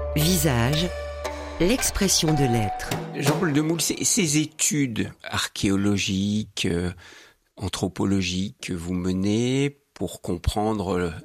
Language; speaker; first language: French; native; French